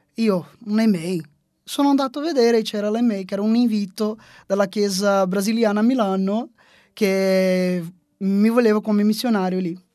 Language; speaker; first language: Italian; non-native, fluent; Portuguese